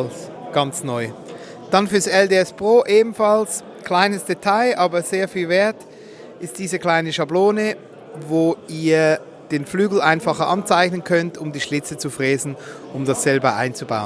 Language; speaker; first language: German; native; German